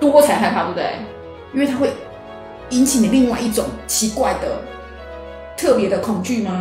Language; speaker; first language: Chinese; native; Chinese